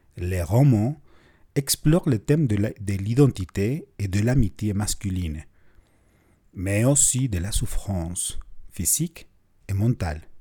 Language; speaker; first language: French; non-native, fluent; Spanish